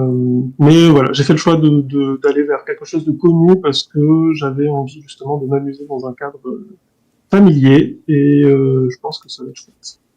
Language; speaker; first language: French; native; French